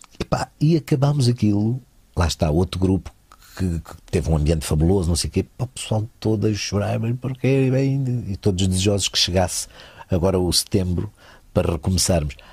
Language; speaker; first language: Portuguese; native; Portuguese